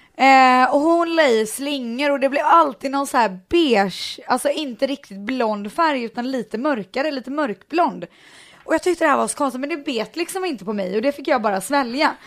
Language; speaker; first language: Swedish; native; Swedish